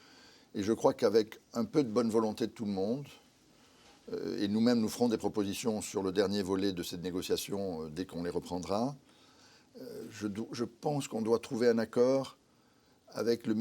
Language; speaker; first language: French; native; French